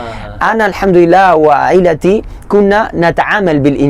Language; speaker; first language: Arabic; non-native, learner; Spanish